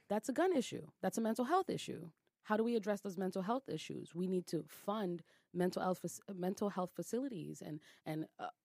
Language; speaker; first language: English; native; English